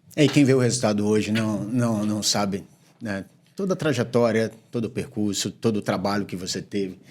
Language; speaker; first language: Portuguese; native; Portuguese